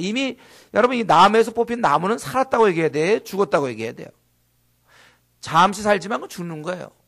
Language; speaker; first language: Korean; native; Korean